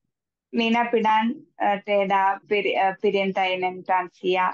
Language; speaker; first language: Finnish; non-native, learner; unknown